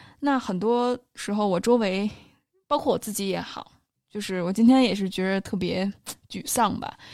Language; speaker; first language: Chinese; native; Chinese